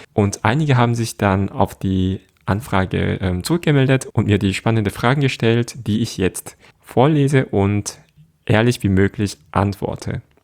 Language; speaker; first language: German; non-native, fluent; Korean